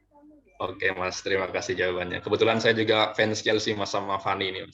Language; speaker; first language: Indonesian; non-native, local second language; Madurese